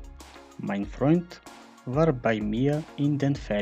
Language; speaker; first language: German; non-native, fluent; Macedonian